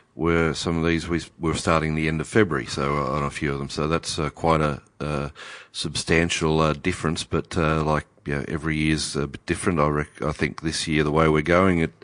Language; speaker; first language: English; native; English